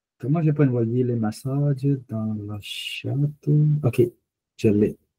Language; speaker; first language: French; non-native, fluent; Hindi